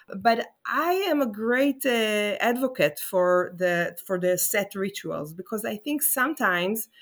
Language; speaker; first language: English; non-native, fluent; Hebrew